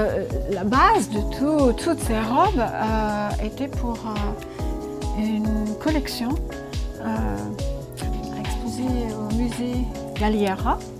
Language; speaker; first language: French; non-native, fluent; English